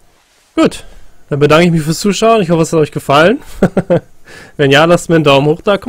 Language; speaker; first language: German; native; German